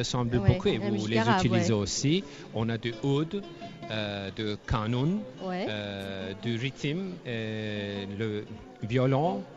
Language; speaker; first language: French; non-native, fluent; Turkish